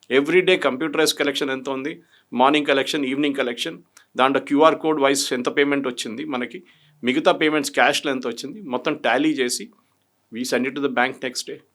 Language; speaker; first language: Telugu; non-native, fluent; Malayalam